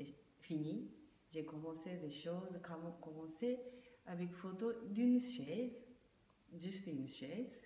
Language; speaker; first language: French; non-native, learner; Japanese